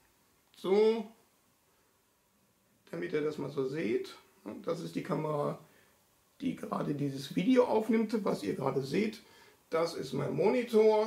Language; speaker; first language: German; native; German